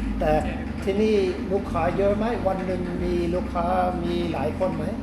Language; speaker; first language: Thai; non-native, fluent; Norwegian